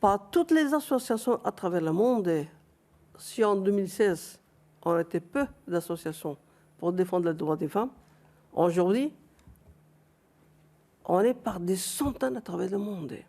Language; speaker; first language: French; non-native, fluent; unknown